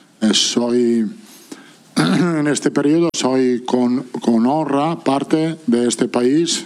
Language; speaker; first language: Portuguese; non-native, learner; Italian